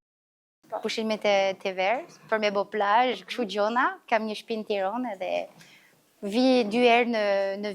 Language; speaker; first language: Albanian; early bilingual, heritage; Albanian